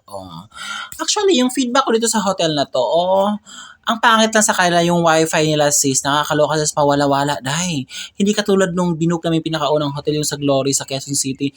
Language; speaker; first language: Filipino; native; Filipino